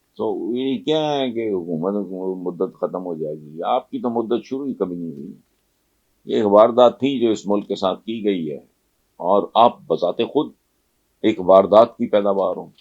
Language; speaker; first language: Urdu; non-native, local second language; Punjabi